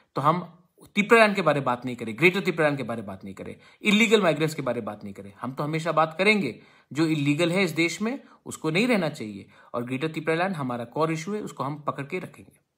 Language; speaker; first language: Hindi; non-native, local second language; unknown